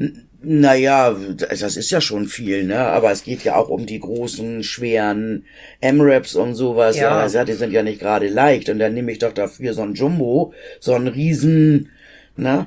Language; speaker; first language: German; native; German